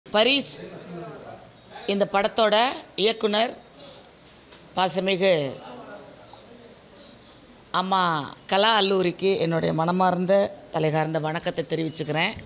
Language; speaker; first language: Tamil; native; Tamil